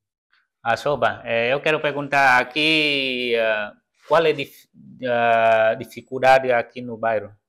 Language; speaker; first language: Portuguese; non-native, learner; Vietnamese